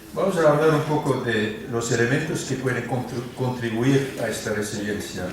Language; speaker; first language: Spanish; non-native, fluent; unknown